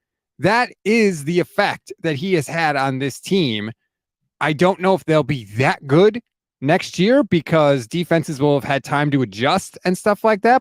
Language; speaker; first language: English; native; English